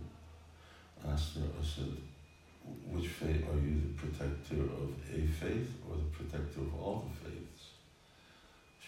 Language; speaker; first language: English; native; English